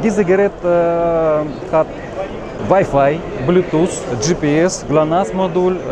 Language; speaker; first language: German; non-native, learner; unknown